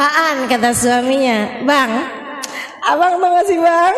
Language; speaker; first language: Indonesian; native; Indonesian